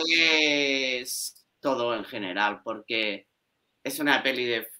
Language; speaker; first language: Spanish; native; Spanish